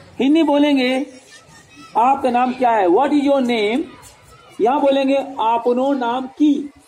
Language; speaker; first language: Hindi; native; Hindi